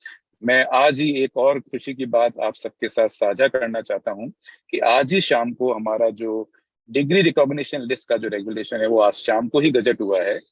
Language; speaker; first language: Hindi; native; Hindi